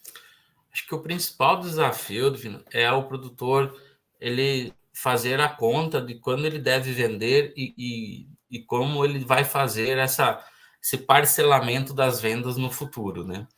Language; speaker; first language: Portuguese; native; Portuguese